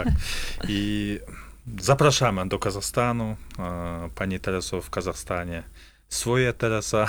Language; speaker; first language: Polish; non-native, fluent; Kazakh